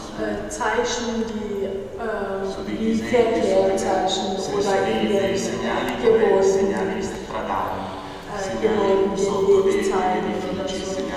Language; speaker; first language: German; non-native, fluent; Persian